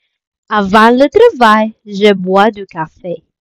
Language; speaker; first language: French; non-native, local second language; Filipino